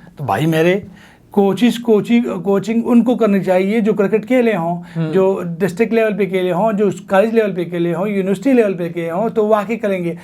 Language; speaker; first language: Urdu; non-native, local second language; Pashto